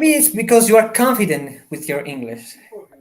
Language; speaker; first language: English; non-native, fluent; Spanish